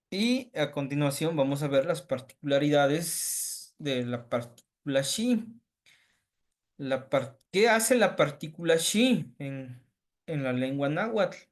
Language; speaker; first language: Spanish; native; Spanish